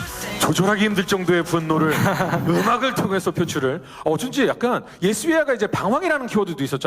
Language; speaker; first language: Korean; native; Korean